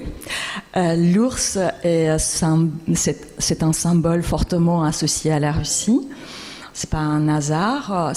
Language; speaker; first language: French; non-native, fluent; Russian